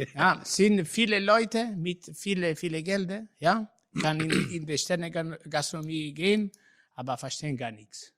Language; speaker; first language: German; non-native, learner; Italian